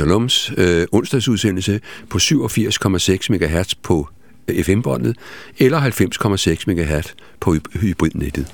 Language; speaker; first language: Danish; native; Danish